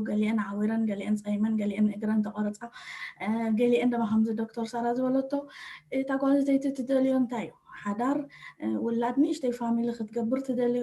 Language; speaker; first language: Tigrinya; early bilingual, heritage; Tigrinya